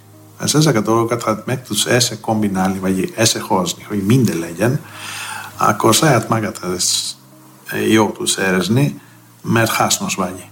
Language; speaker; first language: Hungarian; non-native, fluent; Greek